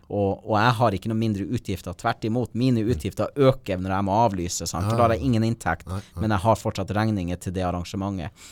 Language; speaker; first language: Norwegian; native; Norwegian